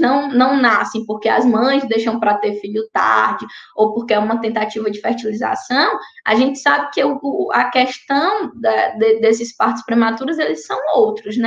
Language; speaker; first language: Portuguese; native; Portuguese